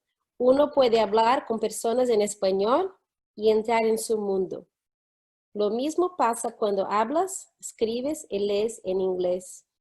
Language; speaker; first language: Spanish; non-native, fluent; English